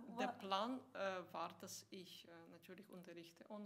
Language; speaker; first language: German; non-native, fluent; Russian